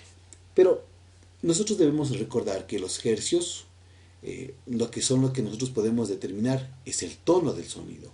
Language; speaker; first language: Spanish; native; Spanish